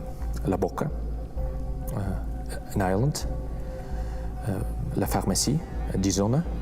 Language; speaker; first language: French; non-native, fluent; Russian